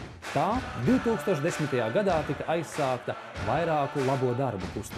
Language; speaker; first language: Latvian; native; Latvian